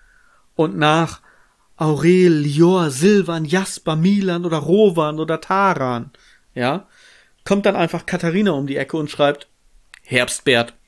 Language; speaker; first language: German; native; German